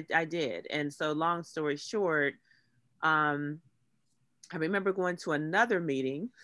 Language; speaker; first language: English; native; English